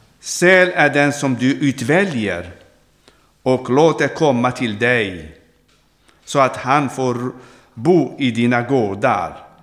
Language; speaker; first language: Swedish; non-native, fluent; Arabic